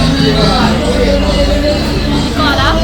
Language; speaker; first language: Korean; non-native, learner; Burmese